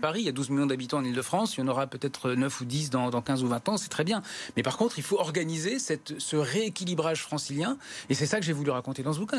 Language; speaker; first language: French; native; French